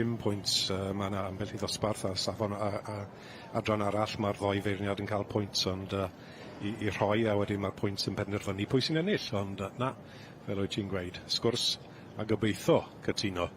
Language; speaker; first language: Welsh; native; Welsh